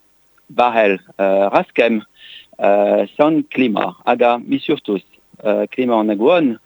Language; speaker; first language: Estonian; non-native, learner; French